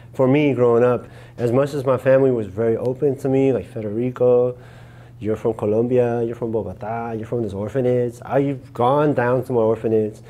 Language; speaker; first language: English; native; English